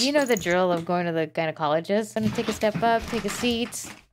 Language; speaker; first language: English; native; English